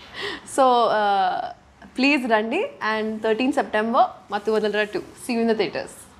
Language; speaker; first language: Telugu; non-native, local second language; Urdu